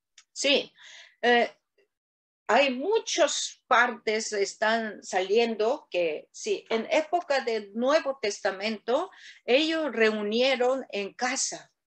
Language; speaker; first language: Spanish; non-native, learner; Korean